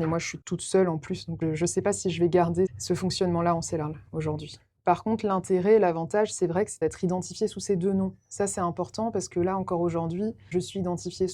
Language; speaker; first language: French; native; French